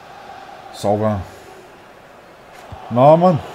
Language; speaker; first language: German; native; German